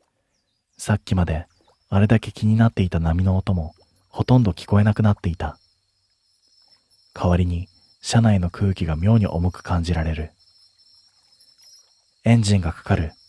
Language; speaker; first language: Japanese; native; Japanese